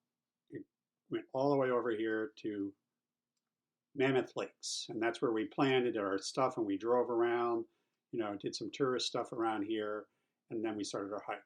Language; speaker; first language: English; native; English